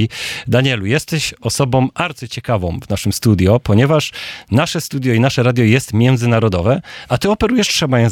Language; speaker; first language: Polish; native; Polish